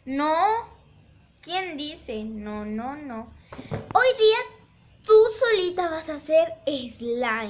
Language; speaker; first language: Spanish; native; Spanish